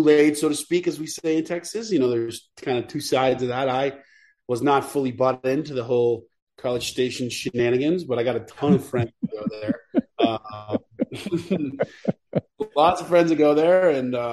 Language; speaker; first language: English; native; English